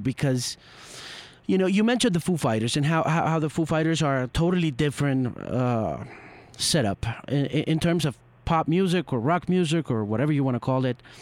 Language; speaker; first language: English; non-native, fluent; Spanish